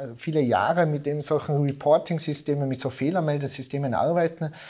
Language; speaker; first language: German; native; German